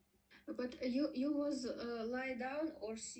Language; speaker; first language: English; non-native, learner; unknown